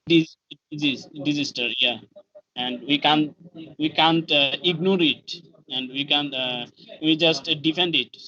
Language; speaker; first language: English; non-native, learner; Bangla